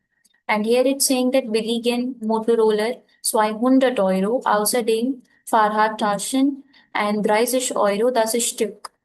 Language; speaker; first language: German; non-native, fluent; Hindi